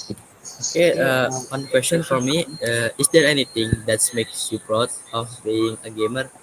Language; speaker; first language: English; non-native, learner; Indonesian